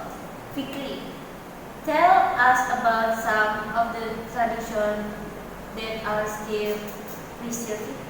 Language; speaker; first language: English; non-native, learner; Indonesian